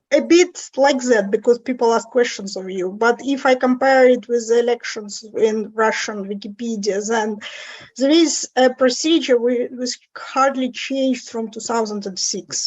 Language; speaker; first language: English; non-native, fluent; Russian